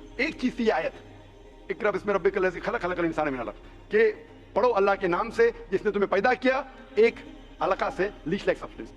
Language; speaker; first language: Hindi; non-native, local second language; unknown